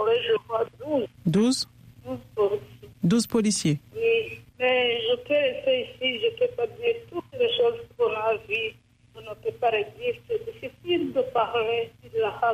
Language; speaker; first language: French; non-native, learner; Rundi